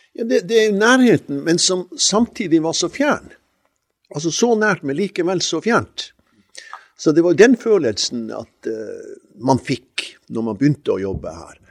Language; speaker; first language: Norwegian; native; Norwegian